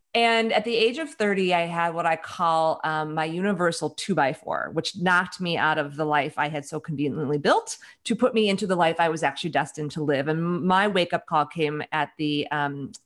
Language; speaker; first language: English; native; English